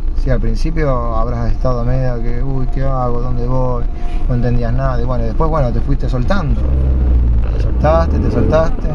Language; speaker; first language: Spanish; native; Spanish